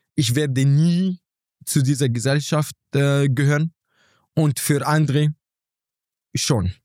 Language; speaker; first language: German; non-native, fluent; Arabic